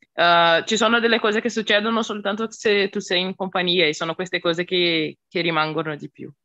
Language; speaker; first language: Italian; non-native, fluent; Portuguese